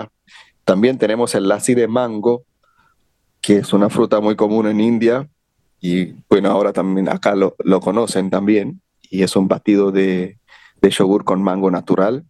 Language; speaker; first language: Spanish; non-native, fluent; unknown